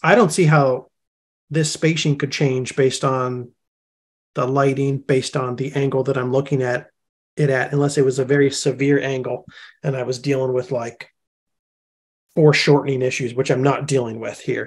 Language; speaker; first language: English; native; English